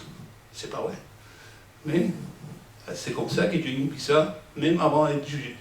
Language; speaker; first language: French; non-native, fluent; Spanish